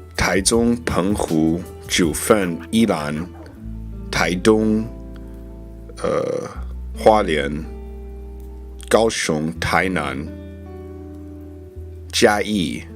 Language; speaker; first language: Chinese; non-native, learner; English